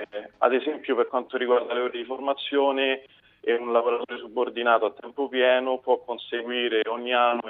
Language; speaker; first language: Italian; native; Italian